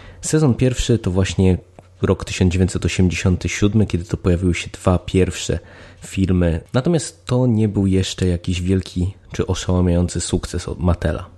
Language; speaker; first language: Polish; native; Polish